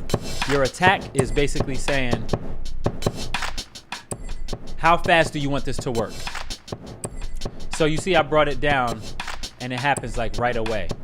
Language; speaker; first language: English; native; English